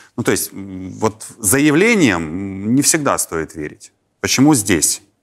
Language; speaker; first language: Russian; native; Russian